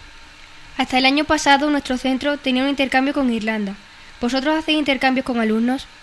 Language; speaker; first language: Spanish; native; Spanish